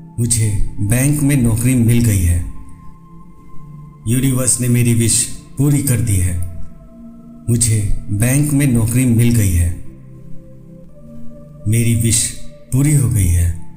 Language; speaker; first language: Hindi; native; Hindi